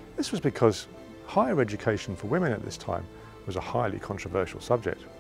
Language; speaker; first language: English; native; English